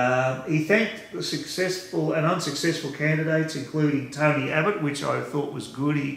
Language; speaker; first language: English; native; English